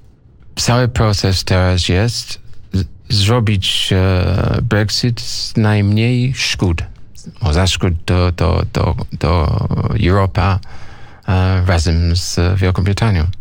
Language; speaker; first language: Polish; non-native, learner; English